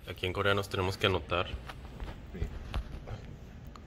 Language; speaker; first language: Spanish; native; Spanish